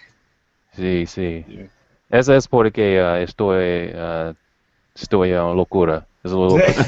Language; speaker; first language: Spanish; non-native, learner; English